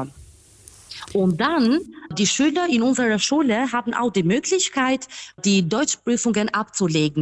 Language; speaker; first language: German; non-native, fluent; Albanian